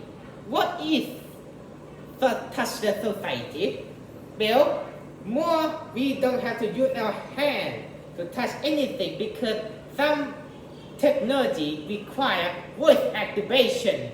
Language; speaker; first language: English; non-native, learner; Thai